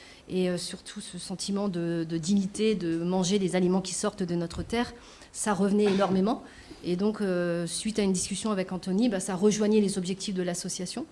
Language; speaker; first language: French; native; French